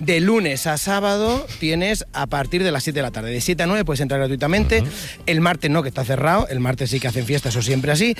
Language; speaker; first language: Spanish; native; Spanish